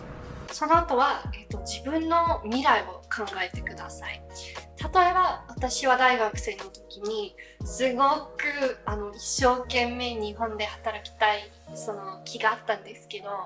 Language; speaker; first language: Japanese; non-native, fluent; Afrikaans